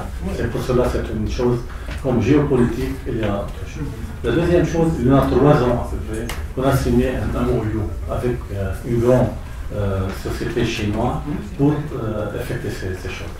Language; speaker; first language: French; non-native, local second language; Arabic